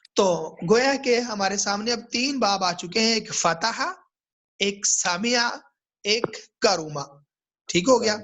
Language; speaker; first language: Urdu; native; Urdu